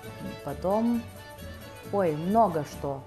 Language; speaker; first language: Russian; non-native, local second language; Lithuanian